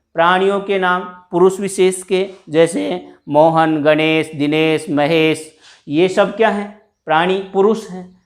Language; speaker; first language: Hindi; native; Hindi